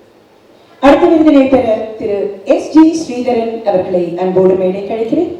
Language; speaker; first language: Tamil; native; Tamil